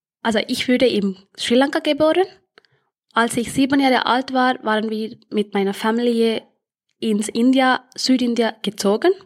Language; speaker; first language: German; early bilingual, other home language; Tamil